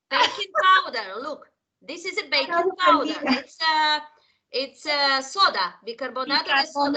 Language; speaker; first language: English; non-native, fluent; Spanish